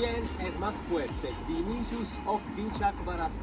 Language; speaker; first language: Spanish; non-native, learner; Italian